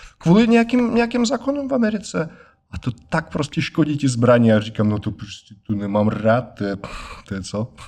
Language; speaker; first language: Czech; non-native, fluent; Russian